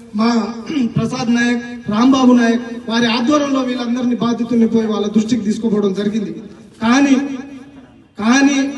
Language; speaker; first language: Telugu; non-native, local second language; Lambadi